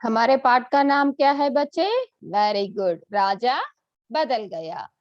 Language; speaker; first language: Hindi; non-native, local second language; Telugu